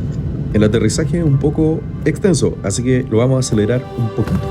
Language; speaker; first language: Spanish; native; Spanish